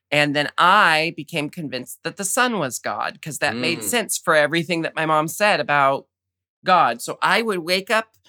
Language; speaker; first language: English; native; English